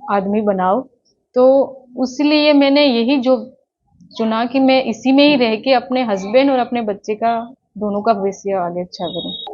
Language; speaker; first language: Hindi; non-native, local second language; Gujarati